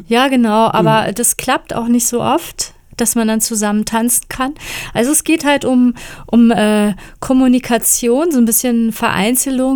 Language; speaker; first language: German; native; German